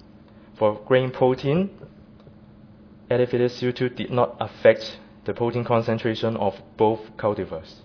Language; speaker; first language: English; non-native, fluent; Chinese